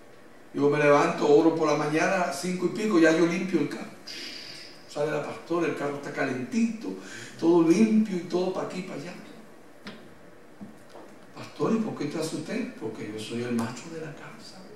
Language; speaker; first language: Spanish; native; Spanish